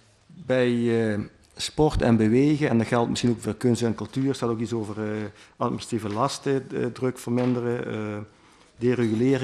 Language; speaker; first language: Dutch; native; Dutch